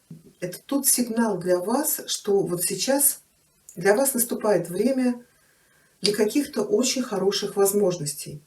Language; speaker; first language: Russian; native; Russian